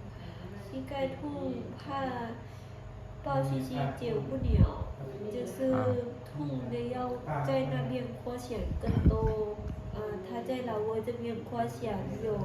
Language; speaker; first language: Chinese; non-native, learner; Lao